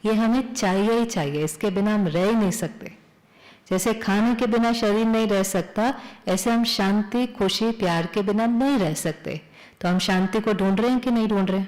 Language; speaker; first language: Hindi; native; Hindi